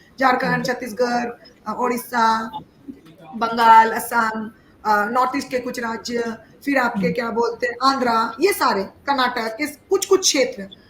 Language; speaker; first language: Hindi; non-native, local second language; Bangla